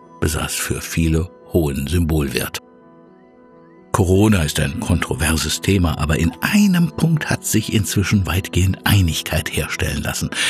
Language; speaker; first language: German; native; German